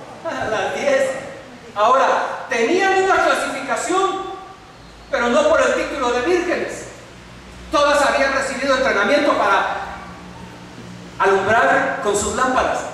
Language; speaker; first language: Spanish; native; Spanish